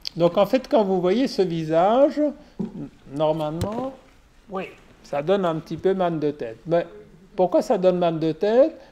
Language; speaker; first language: French; native; French